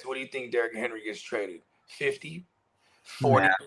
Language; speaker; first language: English; native; English